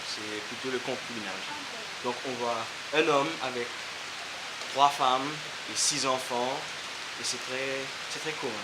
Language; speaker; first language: French; non-native, local second language; Seselwa Creole French